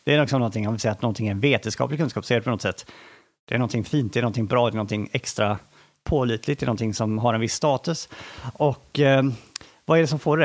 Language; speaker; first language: Swedish; native; Swedish